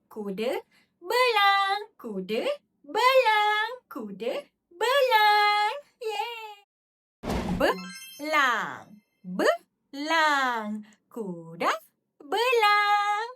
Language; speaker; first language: Malay; native; Malay